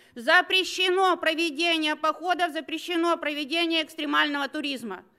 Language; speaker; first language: Russian; native; Russian